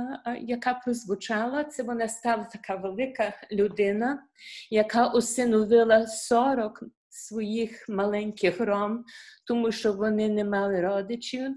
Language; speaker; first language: Ukrainian; early bilingual, heritage; Ukrainian